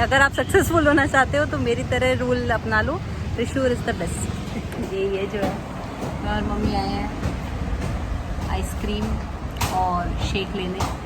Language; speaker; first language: Hindi; native; Hindi